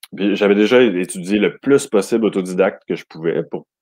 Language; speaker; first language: French; native; French